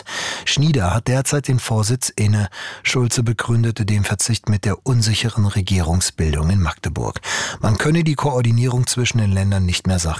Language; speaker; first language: German; native; German